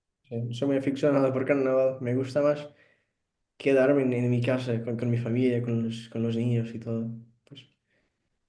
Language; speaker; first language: Spanish; non-native, fluent; Portuguese